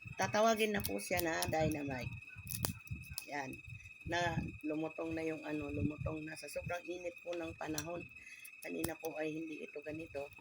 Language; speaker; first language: Filipino; non-native, local second language; Bikol